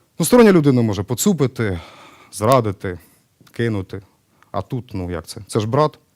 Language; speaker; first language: Ukrainian; native; Ukrainian